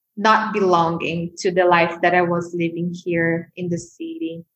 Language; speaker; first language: English; non-native, fluent; Portuguese